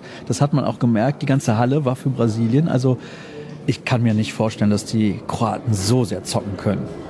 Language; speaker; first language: German; native; German